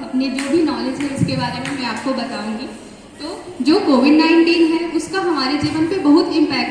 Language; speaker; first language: Hindi; native; Hindi